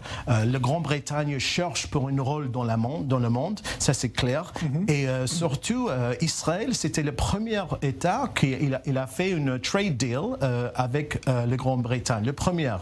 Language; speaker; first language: French; non-native, learner; English